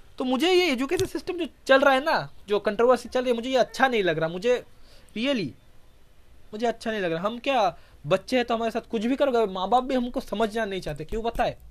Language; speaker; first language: Hindi; non-native, local second language; Bangla